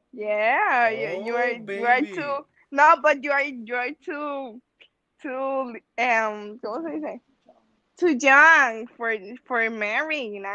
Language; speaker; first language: English; non-native, local second language; Spanish